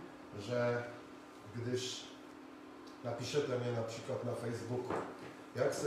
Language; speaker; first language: Czech; non-native, fluent; Polish